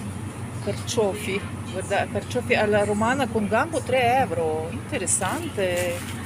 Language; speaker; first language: Italian; non-native, fluent; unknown